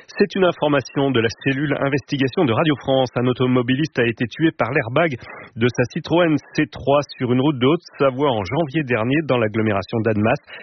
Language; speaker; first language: French; native; French